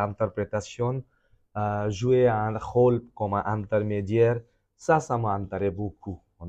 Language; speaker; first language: French; non-native, fluent; Bangla